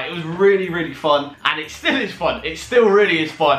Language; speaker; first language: English; native; English